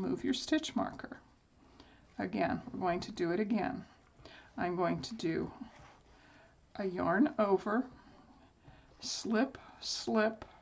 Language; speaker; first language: English; native; English